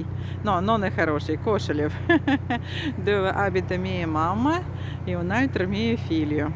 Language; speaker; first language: Italian; non-native, fluent; Russian